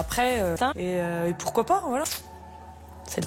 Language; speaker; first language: French; native; French